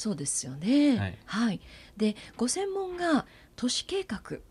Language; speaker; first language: Japanese; native; Japanese